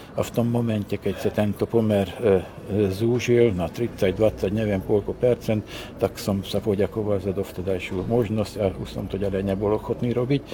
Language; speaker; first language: Slovak; early bilingual, heritage; Slovak